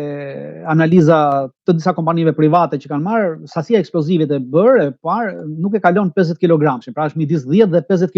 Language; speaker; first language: Albanian; native; Albanian